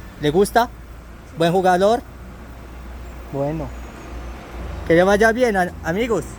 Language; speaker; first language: Spanish; non-native, learner; French